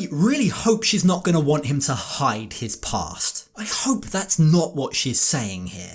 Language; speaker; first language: English; native; English